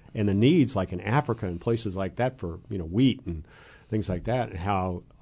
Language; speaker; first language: English; native; English